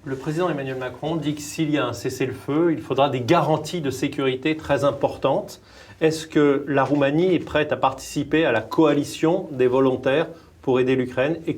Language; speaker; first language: French; native; French